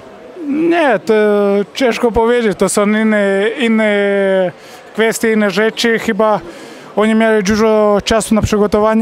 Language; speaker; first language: Polish; non-native, fluent; Spanish